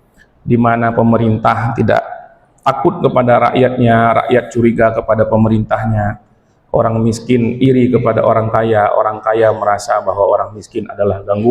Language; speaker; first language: Indonesian; native; Indonesian